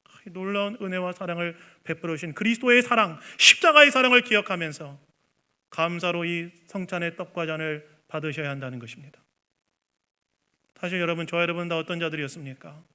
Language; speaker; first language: Korean; native; Korean